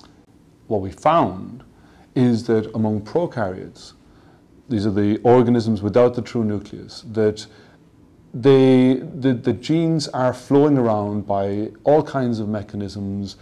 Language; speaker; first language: English; native; English